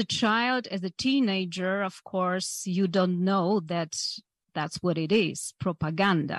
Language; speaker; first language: English; non-native, fluent; Polish